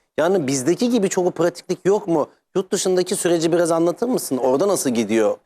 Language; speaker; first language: Turkish; native; Turkish